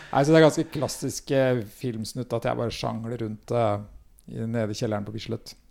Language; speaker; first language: Norwegian; native; Norwegian